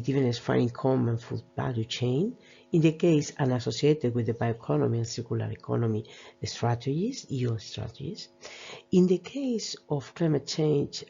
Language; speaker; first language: English; non-native, fluent; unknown